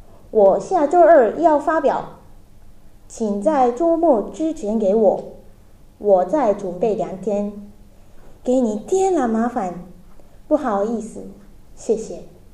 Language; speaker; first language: Chinese; non-native, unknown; Japanese